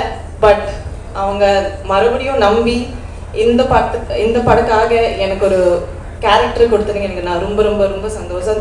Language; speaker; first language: Tamil; non-native, local second language; Malayalam